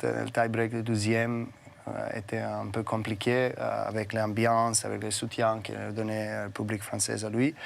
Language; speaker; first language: French; non-native, fluent; Serbian